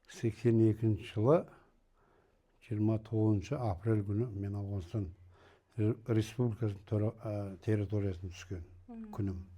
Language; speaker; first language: Kazakh; native; Kazakh